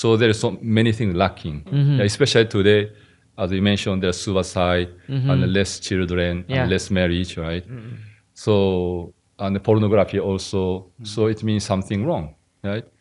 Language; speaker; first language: English; non-native, learner; Japanese